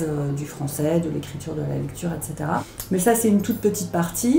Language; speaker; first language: French; native; French